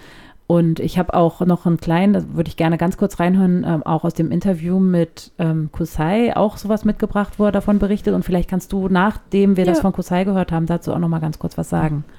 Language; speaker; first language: German; native; German